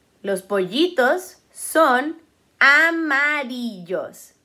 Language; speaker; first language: Spanish; early bilingual, heritage; Spanish